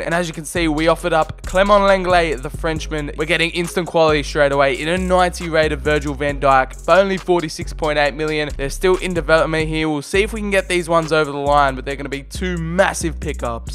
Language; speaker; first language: English; native; English